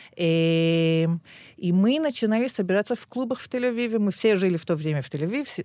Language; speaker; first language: Russian; early bilingual, heritage; Russian